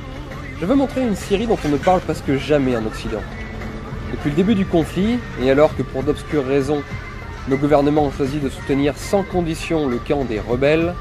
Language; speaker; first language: French; native; French